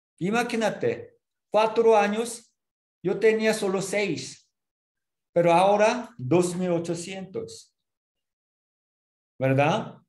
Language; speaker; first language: Spanish; non-native, learner; Korean